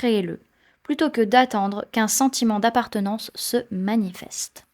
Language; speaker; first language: French; native; French